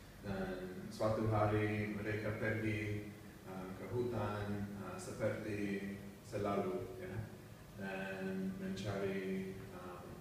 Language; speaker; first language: Indonesian; non-native, learner; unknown